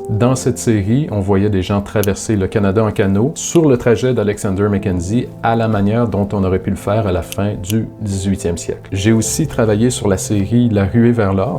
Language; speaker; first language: French; native; French